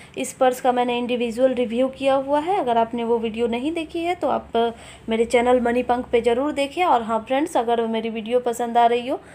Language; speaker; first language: Hindi; native; Hindi